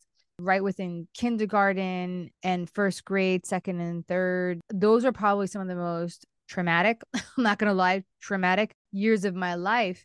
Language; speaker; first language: English; native; English